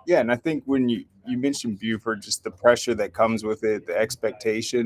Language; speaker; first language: English; native; English